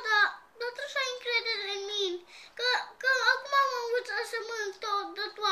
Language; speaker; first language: Romanian; early bilingual, heritage; Romanian